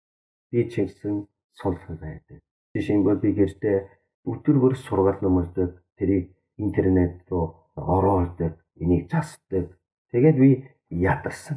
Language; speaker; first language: Mongolian; non-native, fluent; Korean